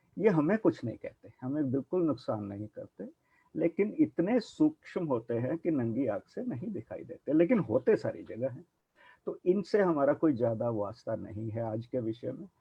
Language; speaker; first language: Hindi; non-native, local second language; Punjabi